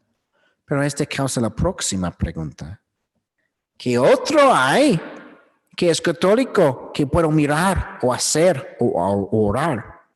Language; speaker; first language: Spanish; non-native, learner; English